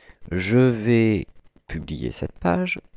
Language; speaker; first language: French; native; French